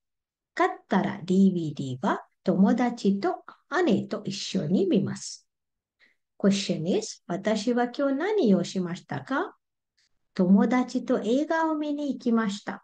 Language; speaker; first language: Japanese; non-native, fluent; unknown